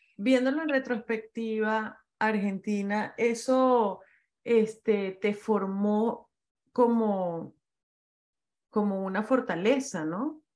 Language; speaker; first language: Spanish; native; Spanish